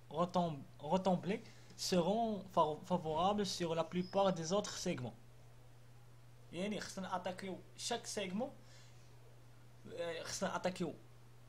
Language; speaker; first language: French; non-native, local second language; Arabic